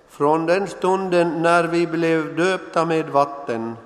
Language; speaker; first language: Swedish; non-native, local second language; Finnish